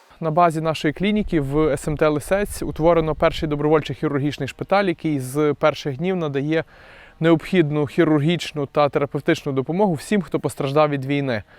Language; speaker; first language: Ukrainian; native; Ukrainian